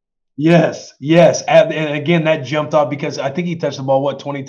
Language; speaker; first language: English; native; English